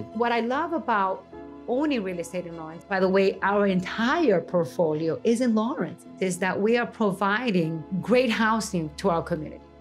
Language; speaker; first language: English; early bilingual, other home language; Spanish